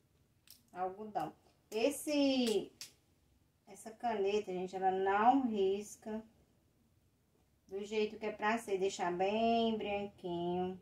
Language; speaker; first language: Portuguese; native; Portuguese